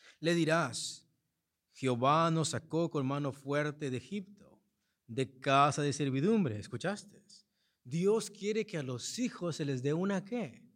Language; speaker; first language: Spanish; early bilingual, heritage; Spanish